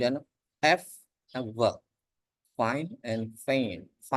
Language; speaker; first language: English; non-native, learner; Indonesian